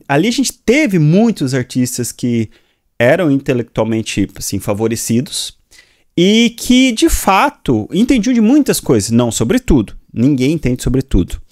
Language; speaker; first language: Portuguese; native; Portuguese